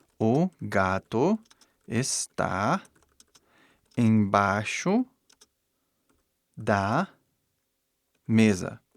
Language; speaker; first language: Portuguese; non-native, fluent; English